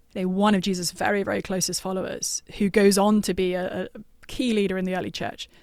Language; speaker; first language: English; native; English